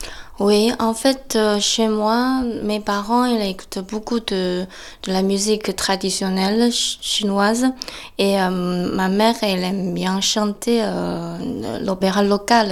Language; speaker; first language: French; non-native, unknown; Chinese